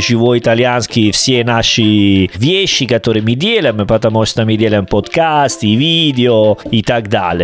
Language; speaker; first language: Russian; non-native, learner; Italian